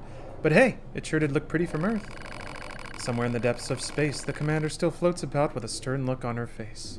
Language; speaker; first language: English; native; English